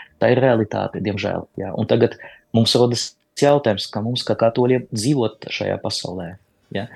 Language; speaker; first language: Latvian; native; Latvian